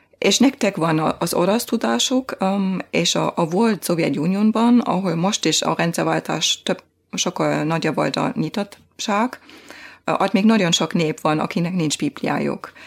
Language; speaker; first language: Hungarian; non-native, fluent; German